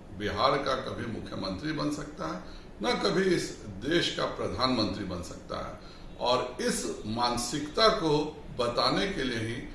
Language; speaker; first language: Hindi; native; Hindi